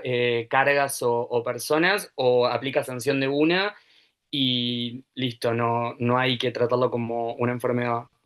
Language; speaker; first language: Spanish; native; Spanish